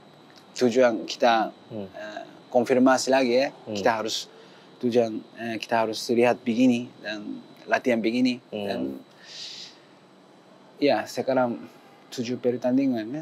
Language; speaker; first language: Indonesian; non-native, learner; Japanese